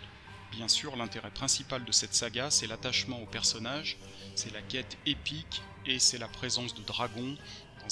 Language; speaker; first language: French; native; French